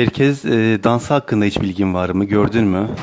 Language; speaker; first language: Turkish; native; Turkish